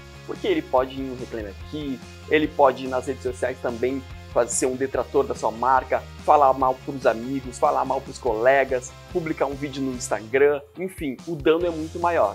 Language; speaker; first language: Portuguese; native; Portuguese